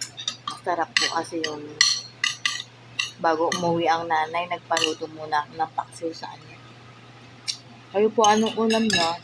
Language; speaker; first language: Filipino; native; Filipino